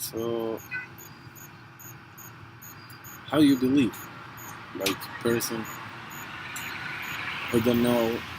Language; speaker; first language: English; non-native, fluent; Arabic